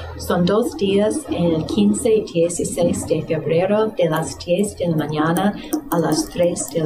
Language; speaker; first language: Spanish; non-native, fluent; English